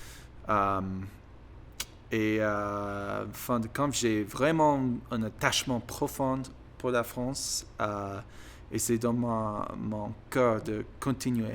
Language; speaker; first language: French; non-native, learner; English